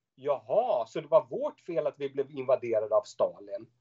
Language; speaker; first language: Swedish; native; Swedish